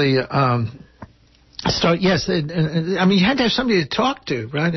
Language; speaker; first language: English; native; English